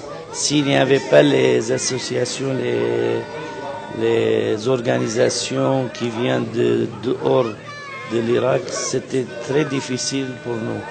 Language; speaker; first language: French; non-native, fluent; Arabic